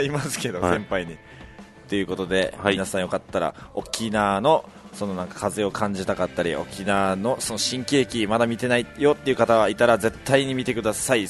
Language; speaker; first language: Japanese; native; Japanese